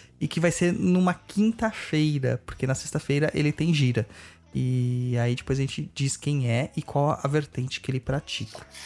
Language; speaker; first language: Portuguese; native; Portuguese